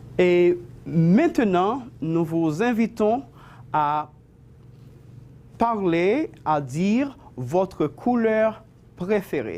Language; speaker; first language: French; non-native, fluent; Spanish